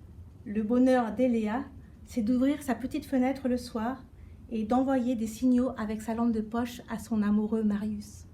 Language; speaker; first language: French; native; French